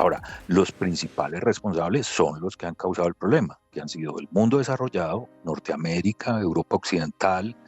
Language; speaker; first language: Spanish; native; Spanish